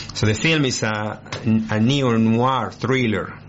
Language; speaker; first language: English; non-native, fluent; Spanish